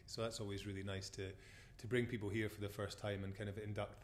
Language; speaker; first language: English; native; English